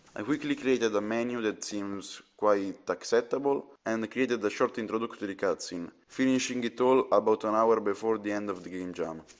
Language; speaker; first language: English; non-native, fluent; Italian